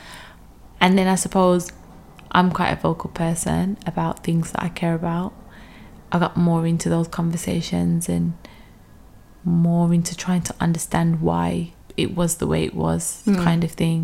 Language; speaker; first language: English; native; English